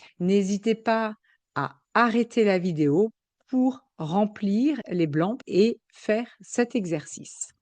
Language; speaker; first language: French; native; French